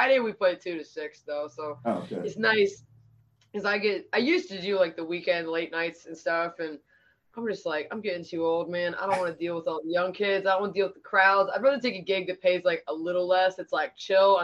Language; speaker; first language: English; native; English